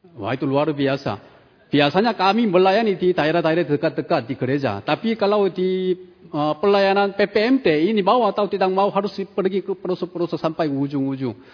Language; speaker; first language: Indonesian; non-native, fluent; Korean